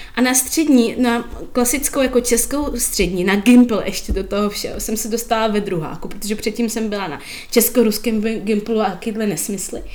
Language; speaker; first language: Czech; non-native, fluent; Russian